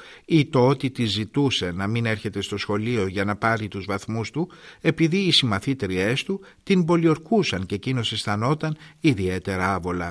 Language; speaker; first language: Greek; native; Greek